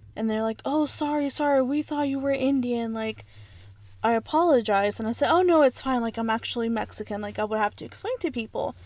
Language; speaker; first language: English; early bilingual, other home language; Spanish